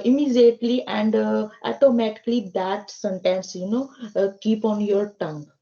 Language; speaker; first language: English; non-native, learner; Hindi